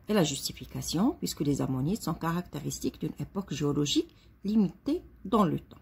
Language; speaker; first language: French; non-native, local second language; Arabic